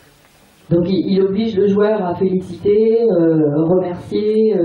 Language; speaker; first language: French; native; French